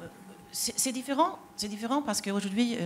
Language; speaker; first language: French; non-native, fluent; Swedish